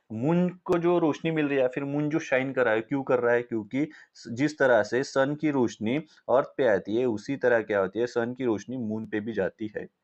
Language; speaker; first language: Hindi; non-native, local second language; Marathi